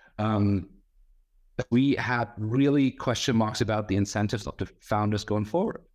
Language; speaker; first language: English; non-native, fluent; German